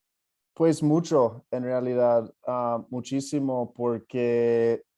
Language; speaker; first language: Spanish; non-native, fluent; English